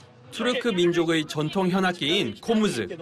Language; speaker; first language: Korean; native; Korean